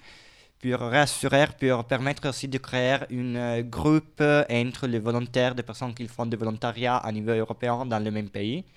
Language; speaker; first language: French; non-native, fluent; Italian